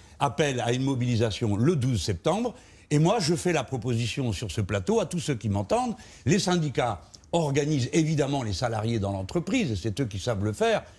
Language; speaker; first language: French; native; French